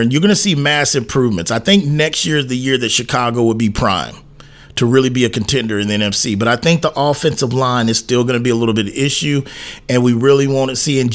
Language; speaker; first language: English; native; English